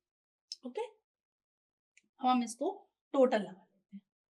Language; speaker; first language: Hindi; native; Hindi